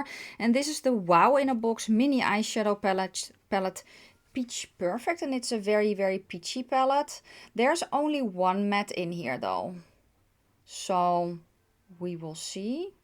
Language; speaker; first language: English; non-native, fluent; Dutch